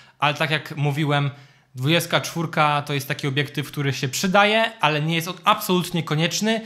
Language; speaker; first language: Polish; native; Polish